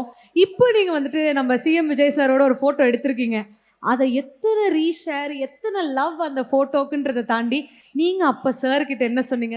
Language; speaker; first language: Tamil; native; Tamil